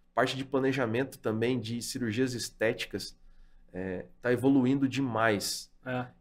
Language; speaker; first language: Portuguese; native; Portuguese